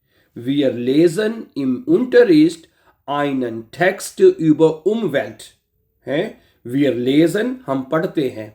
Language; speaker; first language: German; non-native, fluent; Urdu